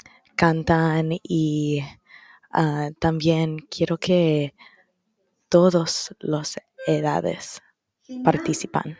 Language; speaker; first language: Spanish; non-native, learner; English